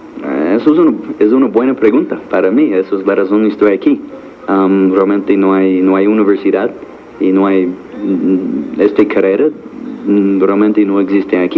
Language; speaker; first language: Spanish; non-native, learner; English